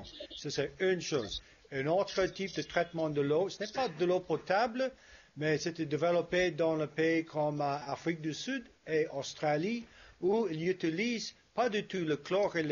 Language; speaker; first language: French; non-native, fluent; English